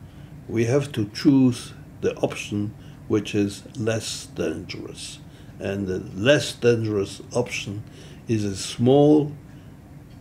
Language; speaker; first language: English; non-native, fluent; Hebrew